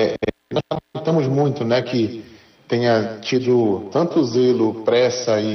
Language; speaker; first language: Portuguese; native; Portuguese